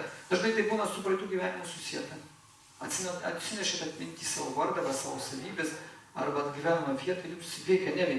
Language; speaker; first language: Lithuanian; native; Lithuanian